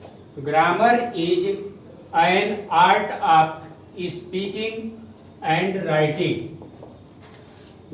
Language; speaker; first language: Hindi; native; Hindi